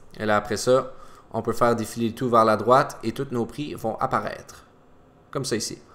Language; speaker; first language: French; native; French